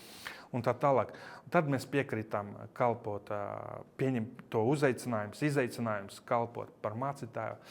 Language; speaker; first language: Latvian; non-native, local second language; Russian